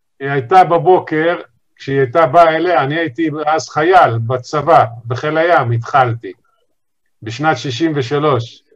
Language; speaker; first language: Hebrew; early bilingual, other home language; Arabic